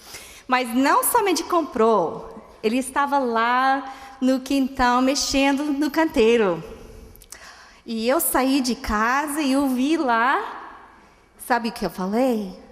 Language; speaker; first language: Portuguese; non-native, fluent; English